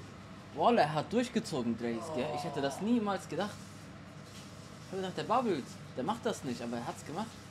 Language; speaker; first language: German; early bilingual, other home language; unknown